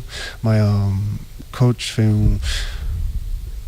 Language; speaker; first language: French; non-native, learner; English